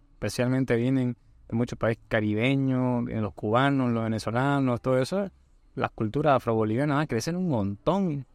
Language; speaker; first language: Spanish; native; Spanish